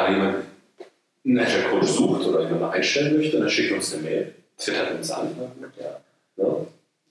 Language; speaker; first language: German; native; German